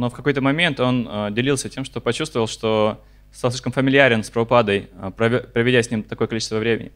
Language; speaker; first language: Russian; native; Russian